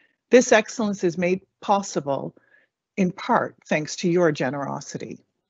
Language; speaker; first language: English; native; English